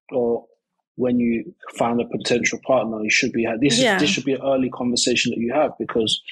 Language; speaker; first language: English; native; English